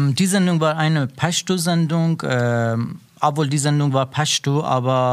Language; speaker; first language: German; non-native, learner; Persian